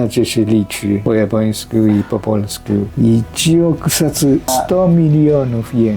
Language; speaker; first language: Polish; non-native, fluent; Japanese